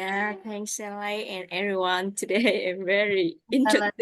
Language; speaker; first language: English; non-native, learner; Vietnamese